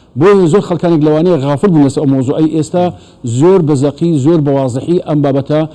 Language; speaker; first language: Central Kurdish; native; Central Kurdish